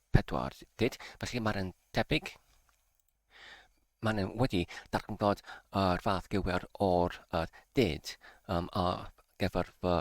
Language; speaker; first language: Welsh; non-native, learner; English